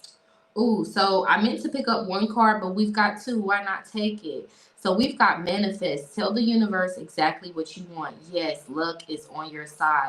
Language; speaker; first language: English; native; English